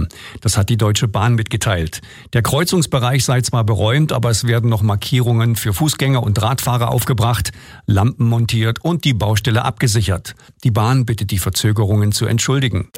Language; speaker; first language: German; native; German